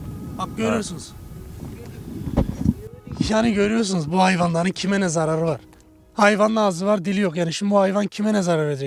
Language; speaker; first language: Turkish; native; Turkish